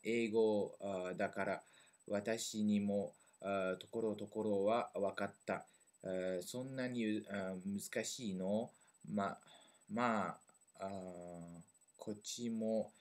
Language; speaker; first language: Japanese; non-native, learner; French